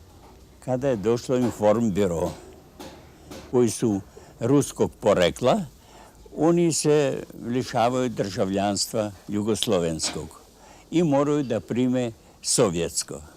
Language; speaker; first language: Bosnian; non-native, fluent; Russian